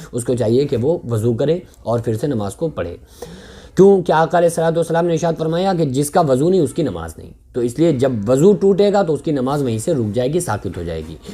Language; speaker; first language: Urdu; native; Urdu